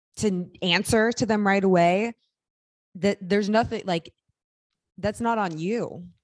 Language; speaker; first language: English; native; English